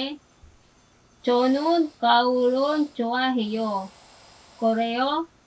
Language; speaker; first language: Korean; non-native, learner; Filipino